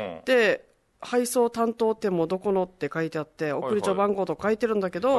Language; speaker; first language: Japanese; native; Japanese